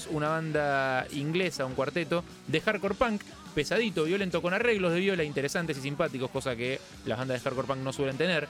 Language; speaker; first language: Spanish; native; Spanish